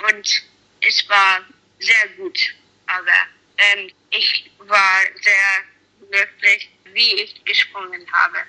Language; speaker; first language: German; non-native, learner; English